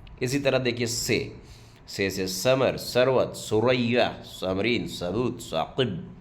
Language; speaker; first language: Urdu; native; Urdu